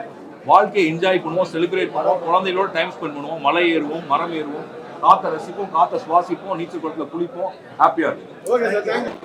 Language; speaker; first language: Tamil; native; Tamil